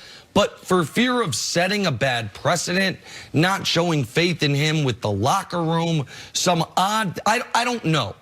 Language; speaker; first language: English; native; English